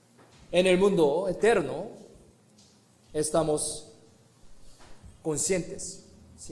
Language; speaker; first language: Spanish; non-native, fluent; Korean